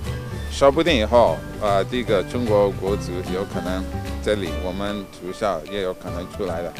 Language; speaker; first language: Chinese; non-native, fluent; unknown